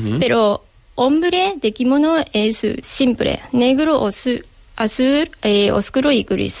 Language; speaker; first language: Spanish; non-native, learner; Japanese